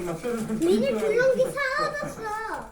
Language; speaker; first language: Korean; non-native, local second language; Mongolian